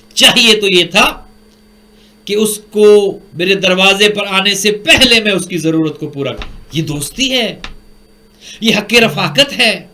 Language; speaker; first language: Urdu; native; Urdu